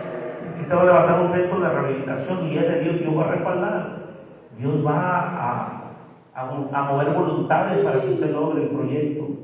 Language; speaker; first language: Spanish; native; Spanish